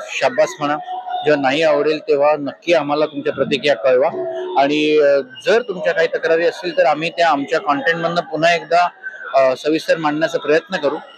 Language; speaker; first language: Marathi; native; Marathi